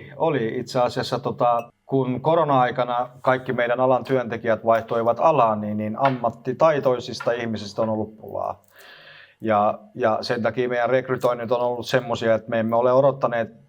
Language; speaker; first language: Finnish; early bilingual, other home language; Turkish